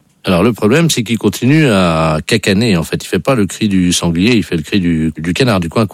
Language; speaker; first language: French; native; French